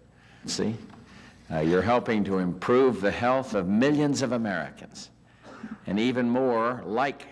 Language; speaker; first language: English; native; English